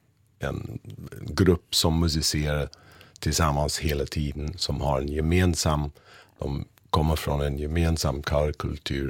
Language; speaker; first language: Swedish; non-native, fluent; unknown